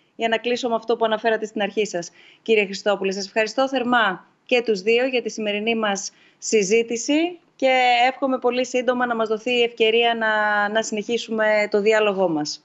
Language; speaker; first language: Greek; native; Greek